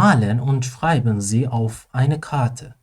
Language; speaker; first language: German; non-native, learner; Persian